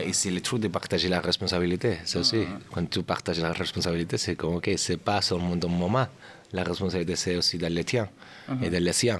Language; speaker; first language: French; non-native, learner; Catalan